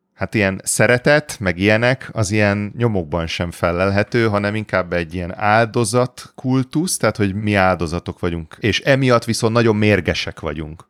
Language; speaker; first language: Hungarian; native; Hungarian